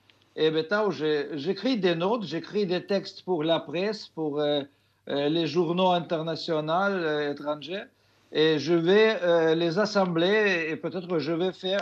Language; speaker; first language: French; non-native, fluent; Russian